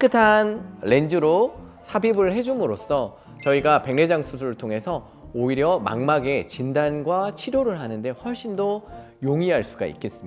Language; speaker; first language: Korean; native; Korean